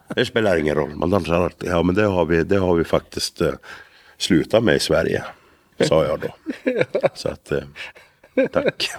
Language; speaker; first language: Swedish; native; Swedish